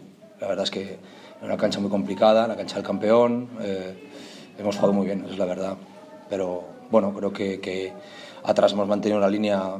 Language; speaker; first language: Spanish; native; Spanish